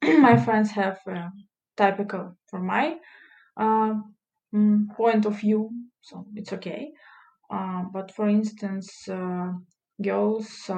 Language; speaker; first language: English; non-native, learner; Russian